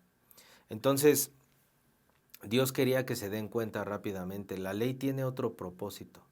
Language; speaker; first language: Spanish; native; Spanish